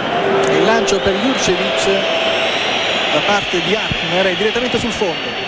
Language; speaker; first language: Italian; native; Italian